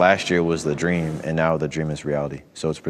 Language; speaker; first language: English; native; English